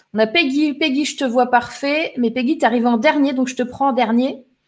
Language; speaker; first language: French; native; French